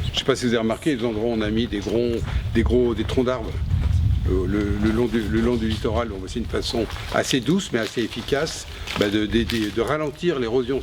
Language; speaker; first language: French; native; French